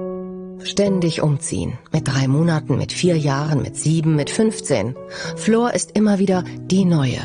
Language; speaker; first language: German; native; German